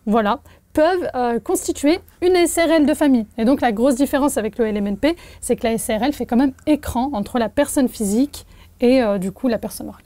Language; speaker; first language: French; native; French